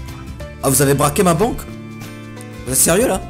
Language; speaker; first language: French; native; French